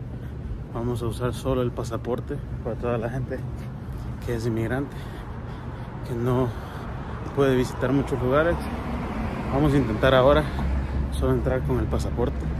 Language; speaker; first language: Spanish; early bilingual, other home language; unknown